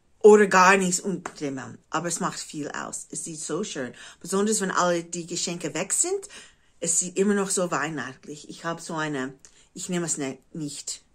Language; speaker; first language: German; non-native, fluent; English